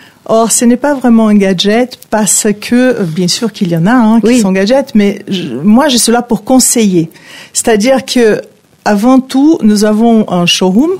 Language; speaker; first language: French; non-native, fluent; Portuguese